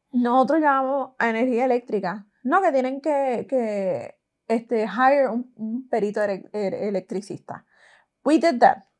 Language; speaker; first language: Spanish; native; Spanish